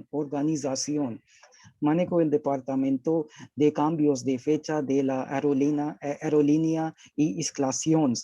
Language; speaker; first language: Spanish; non-native, learner; Hindi